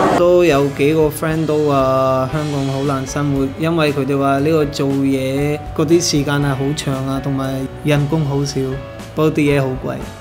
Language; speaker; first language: Cantonese; early bilingual, other home language; Urdu